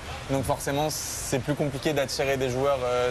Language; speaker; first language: French; native; French